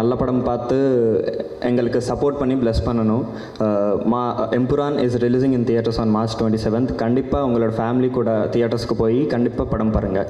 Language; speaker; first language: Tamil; non-native, learner; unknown